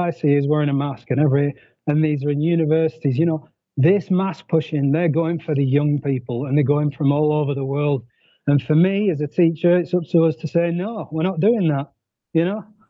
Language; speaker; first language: English; native; English